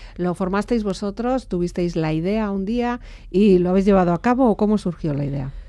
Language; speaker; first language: Spanish; native; Spanish